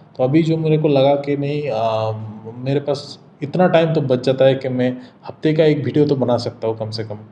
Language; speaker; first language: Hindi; non-native, local second language; Bangla